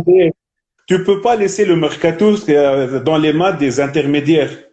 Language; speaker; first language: French; non-native, local second language; Arabic